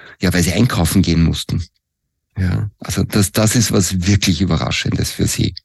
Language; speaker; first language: German; native; German